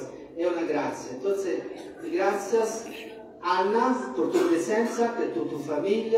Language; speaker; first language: Spanish; non-native, fluent; Italian